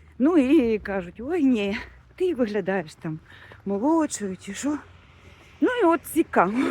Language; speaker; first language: Ukrainian; non-native, local second language; Russian